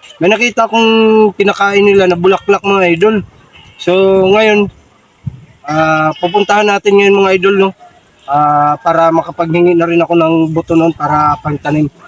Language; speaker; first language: Filipino; native; Filipino